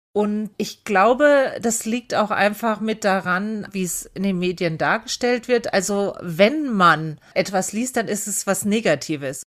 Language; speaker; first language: German; native; German